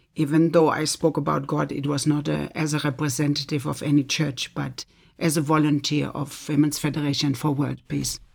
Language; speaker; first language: English; non-native, fluent; German